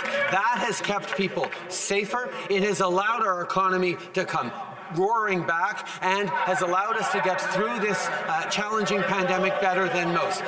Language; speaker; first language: English; early bilingual, other home language; French